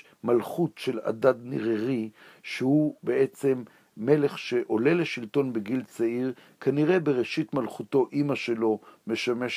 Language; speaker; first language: Hebrew; native; Hebrew